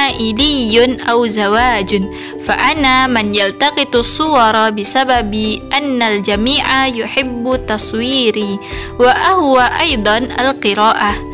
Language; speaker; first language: Arabic; non-native, learner; Indonesian